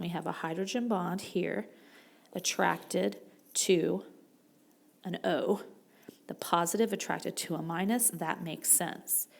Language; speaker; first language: English; native; English